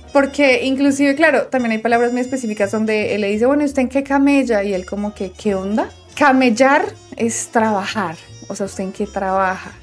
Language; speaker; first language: Spanish; native; Spanish